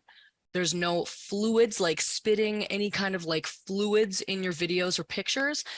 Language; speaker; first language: English; native; English